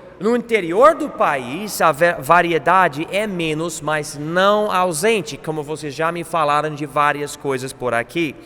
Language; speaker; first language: Portuguese; non-native, fluent; English